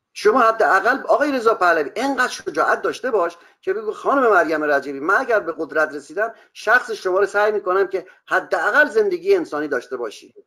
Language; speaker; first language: Persian; non-native, local second language; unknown